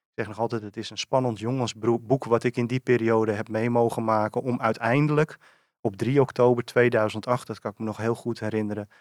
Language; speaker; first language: Dutch; native; Dutch